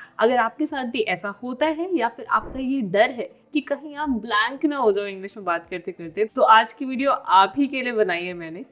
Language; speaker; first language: Hindi; native; Hindi